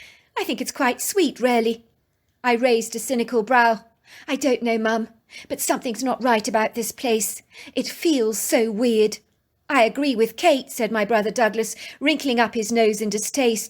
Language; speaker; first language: English; native; English